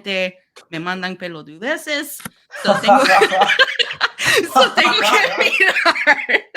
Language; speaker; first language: Spanish; non-native, learner; English